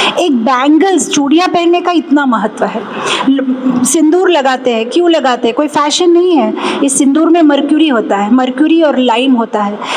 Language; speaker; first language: Hindi; non-native, local second language; Telugu